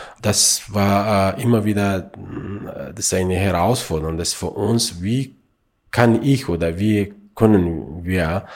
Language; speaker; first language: German; non-native, learner; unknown